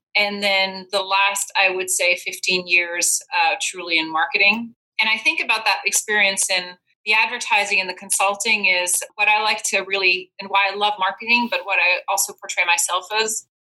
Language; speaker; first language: English; non-native, fluent; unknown